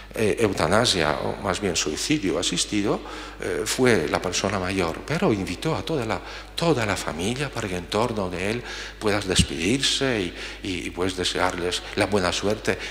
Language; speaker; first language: Spanish; non-native, fluent; Polish